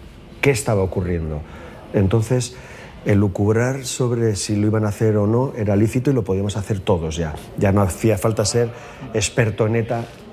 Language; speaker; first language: Spanish; native; Spanish